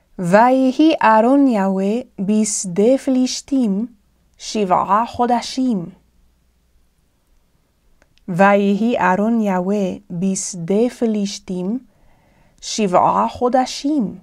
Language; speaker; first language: Hebrew; non-native, fluent; English